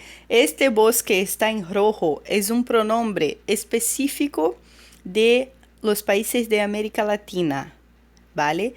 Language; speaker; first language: Spanish; non-native, fluent; Portuguese